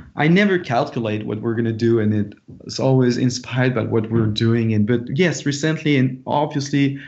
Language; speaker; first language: English; non-native, fluent; French